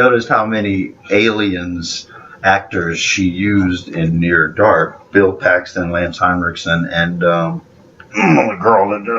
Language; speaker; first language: English; native; English